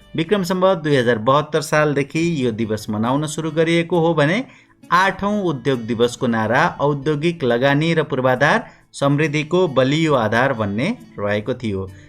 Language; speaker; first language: Nepali; native; Nepali